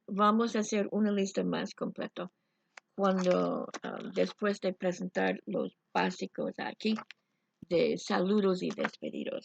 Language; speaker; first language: Spanish; non-native, fluent; English